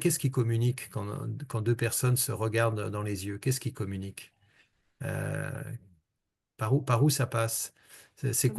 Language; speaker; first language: French; native; French